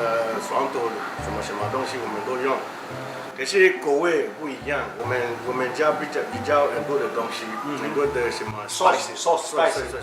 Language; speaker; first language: Chinese; non-native, learner; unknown